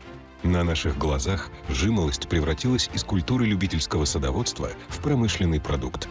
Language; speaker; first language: Russian; native; Russian